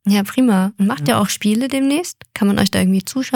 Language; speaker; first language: German; native; German